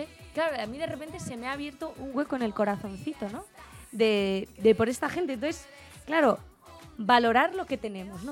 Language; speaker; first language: Spanish; native; Spanish